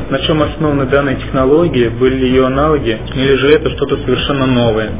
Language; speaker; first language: Russian; native; Russian